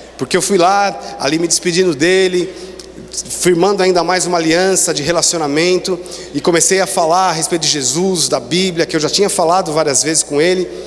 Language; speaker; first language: Portuguese; native; Portuguese